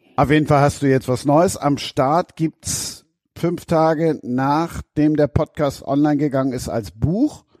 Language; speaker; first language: German; native; German